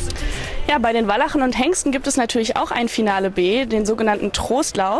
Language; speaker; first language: German; native; German